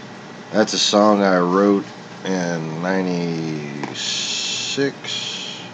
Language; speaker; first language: English; native; English